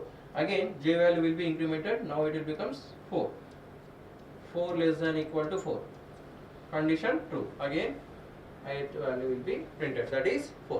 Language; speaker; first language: English; non-native, local second language; Telugu